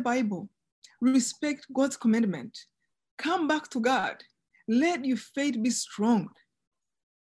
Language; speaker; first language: English; non-native, local second language; Kinyarwanda